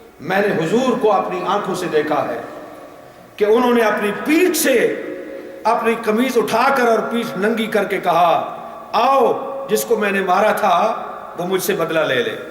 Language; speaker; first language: Urdu; non-native, local second language; Punjabi